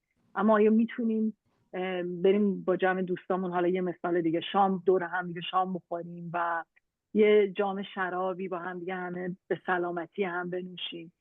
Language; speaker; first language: Persian; native; Persian